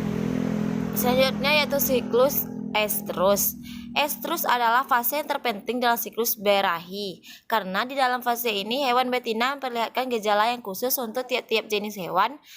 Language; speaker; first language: Indonesian; native; Indonesian